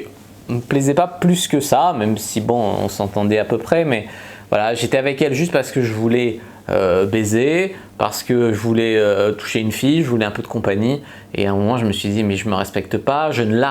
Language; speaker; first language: French; native; French